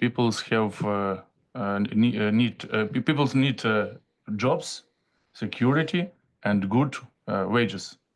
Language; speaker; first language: English; non-native, learner; Ukrainian